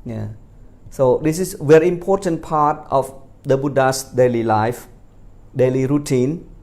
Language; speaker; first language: English; non-native, fluent; Khmer